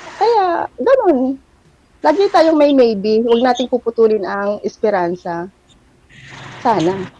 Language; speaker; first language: Filipino; native; Filipino